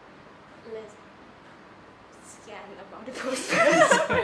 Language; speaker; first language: English; non-native, learner; Thai